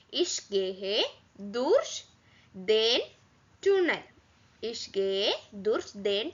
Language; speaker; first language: German; non-native, learner; Malayalam